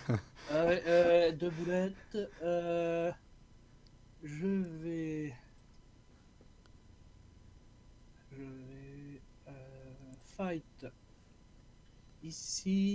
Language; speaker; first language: French; native; French